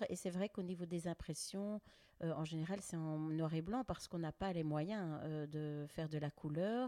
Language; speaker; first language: French; native; French